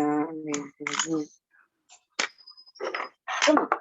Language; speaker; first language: Spanish; native; Spanish